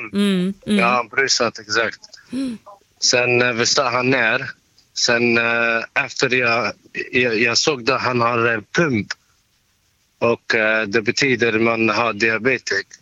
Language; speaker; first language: Swedish; non-native, learner; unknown